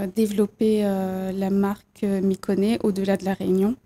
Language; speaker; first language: French; native; French